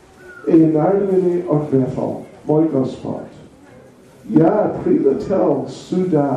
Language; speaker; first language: Russian; non-native, learner; English